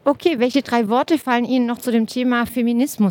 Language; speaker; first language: German; native; German